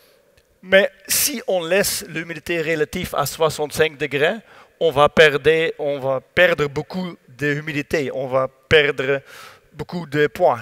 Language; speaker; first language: French; non-native, learner; Dutch